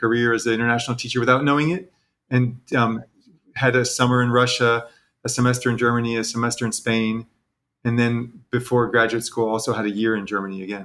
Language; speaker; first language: English; native; English